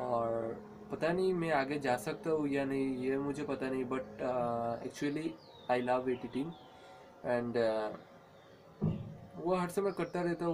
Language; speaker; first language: Hindi; non-native, local second language; Bangla